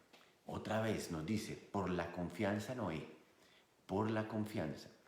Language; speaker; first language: Spanish; native; Spanish